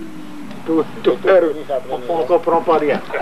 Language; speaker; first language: French; native; French